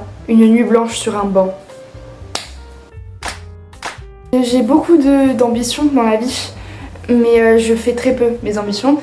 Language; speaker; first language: French; native; French